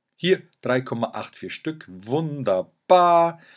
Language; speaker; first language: German; native; German